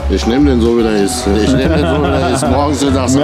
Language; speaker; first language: German; native; German